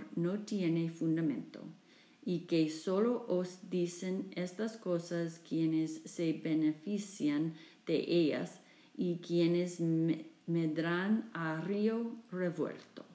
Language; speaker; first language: Spanish; non-native, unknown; English